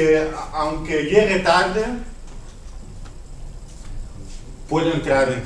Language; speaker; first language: Spanish; non-native, fluent; Dutch